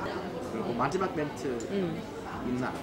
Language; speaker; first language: Korean; non-native, learner; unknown